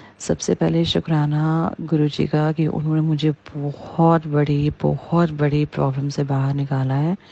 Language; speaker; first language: Hindi; native; Hindi